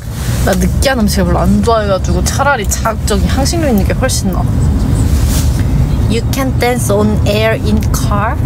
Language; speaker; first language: English; non-native, learner; Korean